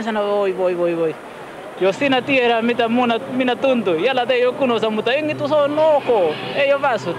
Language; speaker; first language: Finnish; non-native, learner; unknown